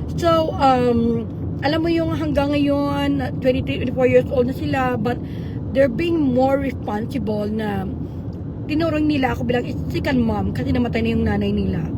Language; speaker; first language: Filipino; native; Filipino